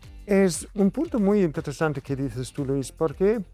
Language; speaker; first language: Spanish; non-native, fluent; German